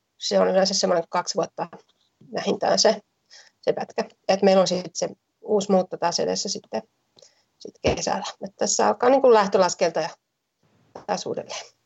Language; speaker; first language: Finnish; native; Finnish